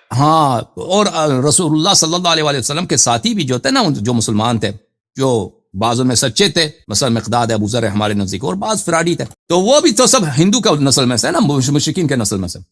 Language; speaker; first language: Urdu; non-native, fluent; Persian